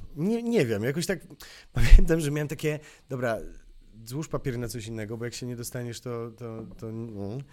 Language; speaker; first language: Polish; native; Polish